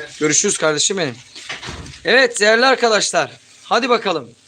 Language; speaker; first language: Turkish; native; Turkish